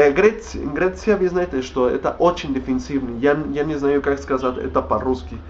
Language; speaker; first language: Russian; non-native, learner; Spanish